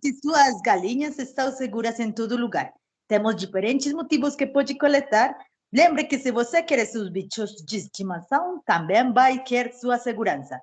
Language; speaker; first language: Portuguese; non-native, fluent; Spanish